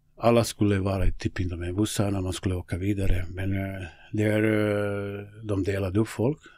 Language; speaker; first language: Swedish; non-native, fluent; Bosnian